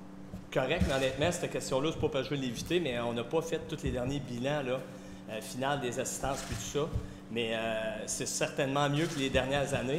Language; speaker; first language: French; native; French